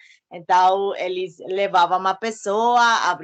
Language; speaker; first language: Portuguese; non-native, learner; Spanish